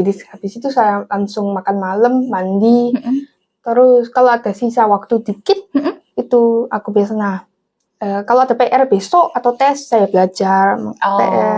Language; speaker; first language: Indonesian; non-native, local second language; English